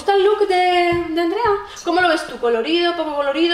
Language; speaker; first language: Spanish; native; Spanish